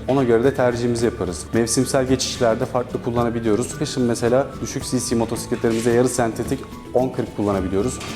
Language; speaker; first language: Turkish; native; Turkish